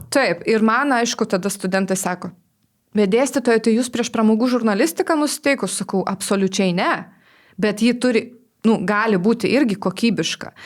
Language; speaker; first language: Lithuanian; non-native, local second language; Polish